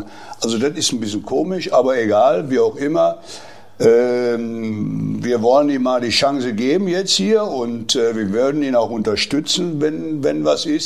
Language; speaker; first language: German; native; German